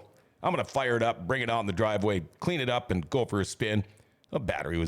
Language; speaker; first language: English; native; English